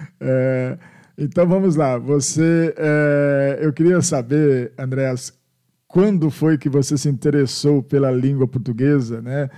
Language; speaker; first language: Portuguese; native; Portuguese